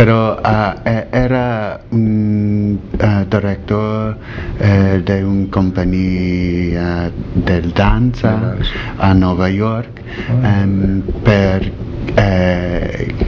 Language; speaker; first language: Catalan; non-native, learner; English